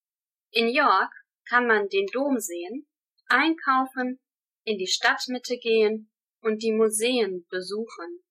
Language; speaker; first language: German; non-native, learner; English